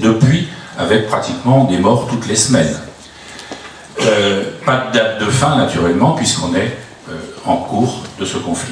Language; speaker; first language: French; native; French